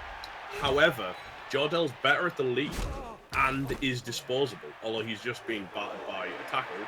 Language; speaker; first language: English; native; English